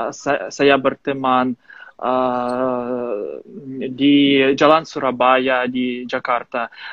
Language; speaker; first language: Indonesian; non-native, fluent; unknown